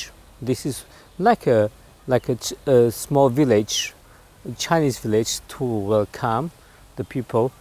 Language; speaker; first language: English; non-native, learner; German